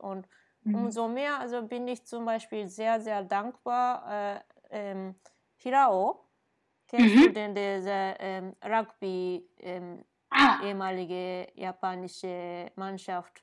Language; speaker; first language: German; non-native, fluent; Japanese